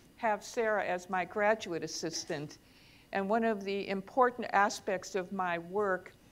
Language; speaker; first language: English; native; English